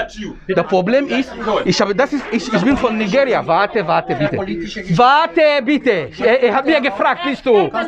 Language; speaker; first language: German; non-native, learner; English